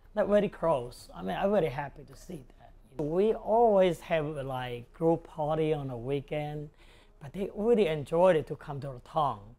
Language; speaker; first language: English; non-native, local second language; Cantonese